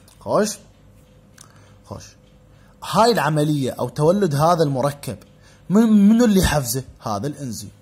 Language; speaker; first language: Arabic; native; Arabic